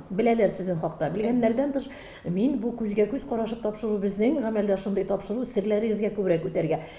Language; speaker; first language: Tatar; native; Tatar